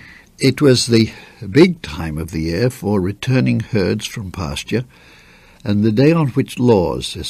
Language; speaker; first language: English; native; English